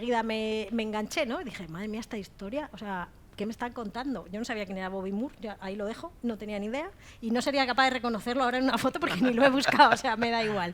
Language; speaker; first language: Spanish; native; Spanish